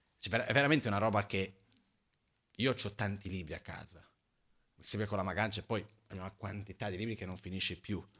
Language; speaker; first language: Italian; non-native, fluent; Portuguese